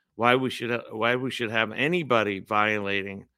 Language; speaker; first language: English; native; English